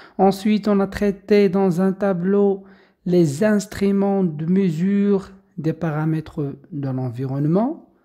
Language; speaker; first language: French; non-native, local second language; Arabic